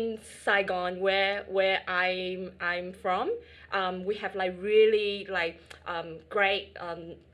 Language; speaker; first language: English; non-native, fluent; Vietnamese